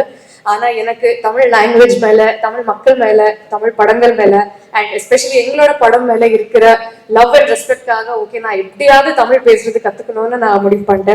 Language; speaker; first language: Tamil; non-native, learner; Telugu